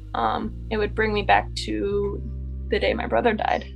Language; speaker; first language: English; native; English